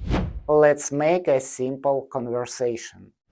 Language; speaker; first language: English; non-native, fluent; Russian